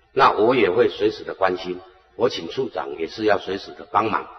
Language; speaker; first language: Chinese; native; Chinese